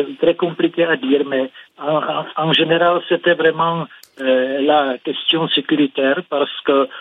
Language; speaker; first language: French; non-native, fluent; Czech